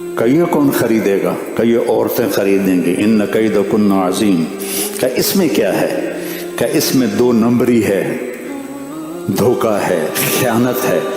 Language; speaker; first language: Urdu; non-native, local second language; Punjabi